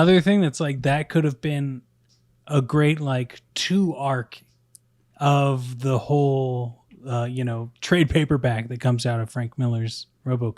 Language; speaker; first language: English; native; English